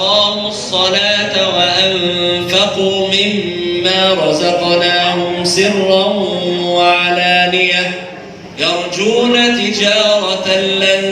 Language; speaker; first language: Arabic; native; Arabic